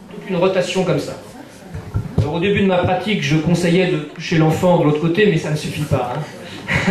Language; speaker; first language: French; native; French